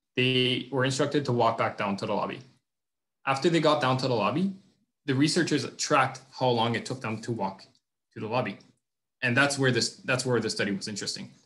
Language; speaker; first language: English; non-native, fluent; French